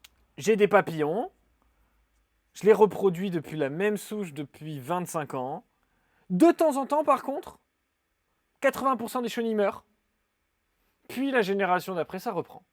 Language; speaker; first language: French; native; French